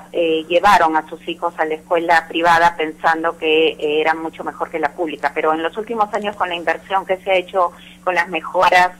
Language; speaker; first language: Spanish; native; Spanish